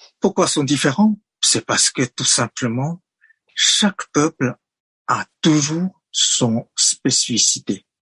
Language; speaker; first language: French; non-native, fluent; Chinese